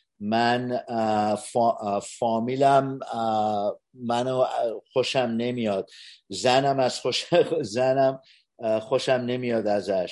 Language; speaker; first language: Persian; early bilingual, heritage; Persian